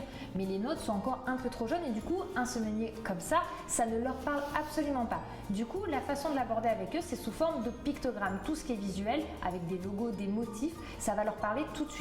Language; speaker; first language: French; native; French